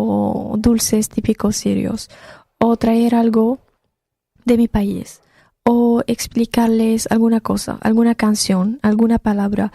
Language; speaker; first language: Spanish; non-native, fluent; Arabic